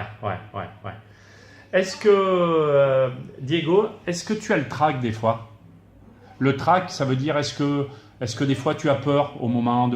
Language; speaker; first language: French; native; French